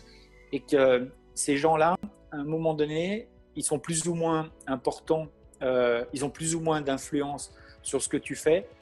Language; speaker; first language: French; native; French